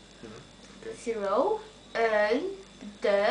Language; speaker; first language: English; non-native, learner; Turkish